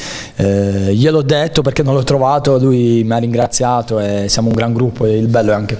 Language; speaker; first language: Italian; native; Italian